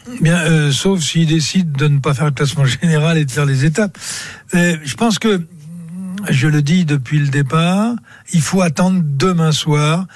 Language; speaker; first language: French; native; French